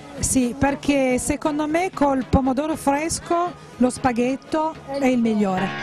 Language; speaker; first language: Italian; native; Italian